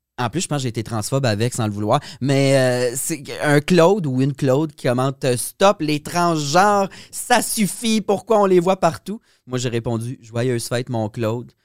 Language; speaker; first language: French; native; French